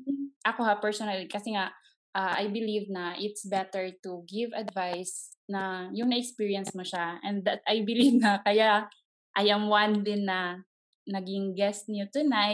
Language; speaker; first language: English; non-native, local second language; Cebuano